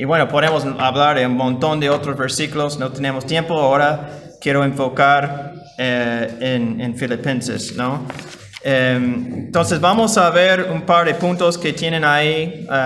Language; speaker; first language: Spanish; non-native, fluent; English